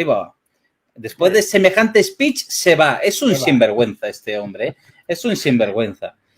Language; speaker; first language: Spanish; early bilingual, other home language; Ukrainian